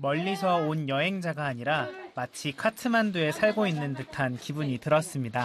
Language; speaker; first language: Korean; native; Korean